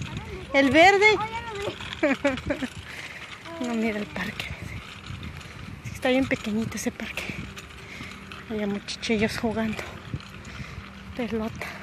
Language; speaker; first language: Spanish; native; Spanish